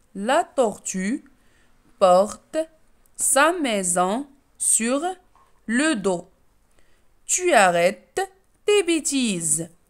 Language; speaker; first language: French; non-native, local second language; Arabic